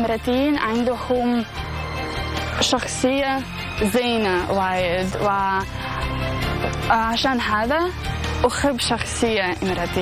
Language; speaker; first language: Arabic; non-native, learner; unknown